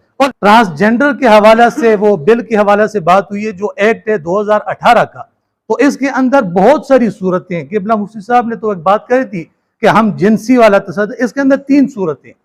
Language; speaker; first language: Urdu; non-native, local second language; Northern Hindko